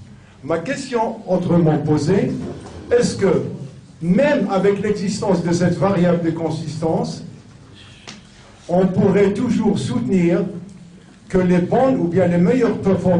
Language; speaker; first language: French; non-native, local second language; Arabic